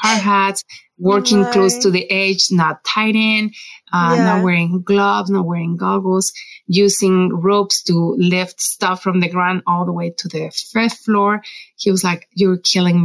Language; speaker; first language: English; non-native, fluent; Spanish